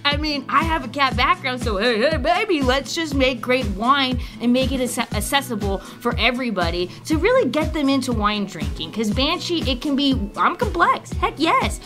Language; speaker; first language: English; native; English